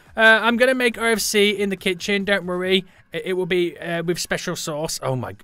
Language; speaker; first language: English; native; English